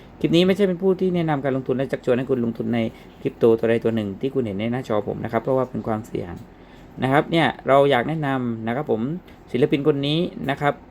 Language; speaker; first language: Thai; native; Thai